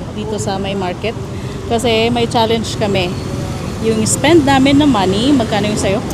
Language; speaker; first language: Filipino; non-native, local second language; Waray